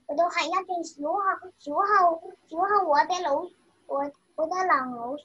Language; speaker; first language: Cantonese; early bilingual, other home language; Chinese